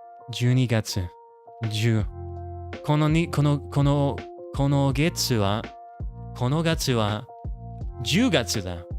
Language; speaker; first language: Japanese; non-native, learner; English